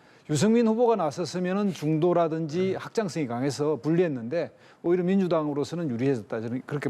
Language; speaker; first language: Korean; native; Korean